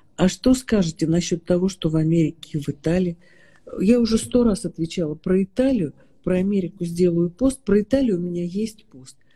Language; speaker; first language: Russian; native; Russian